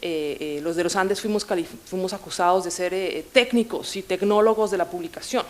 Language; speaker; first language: Spanish; native; Spanish